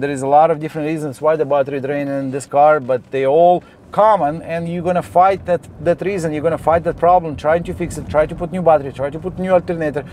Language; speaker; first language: English; non-native, fluent; Russian